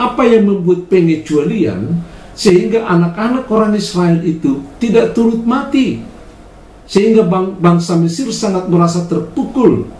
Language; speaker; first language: Indonesian; native; Indonesian